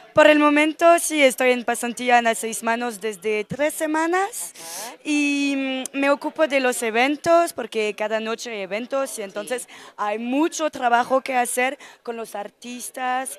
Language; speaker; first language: Spanish; non-native, learner; French